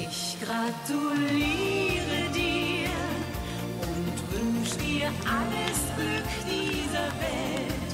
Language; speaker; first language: German; native; German